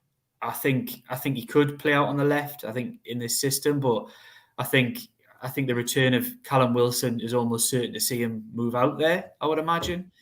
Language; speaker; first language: English; native; English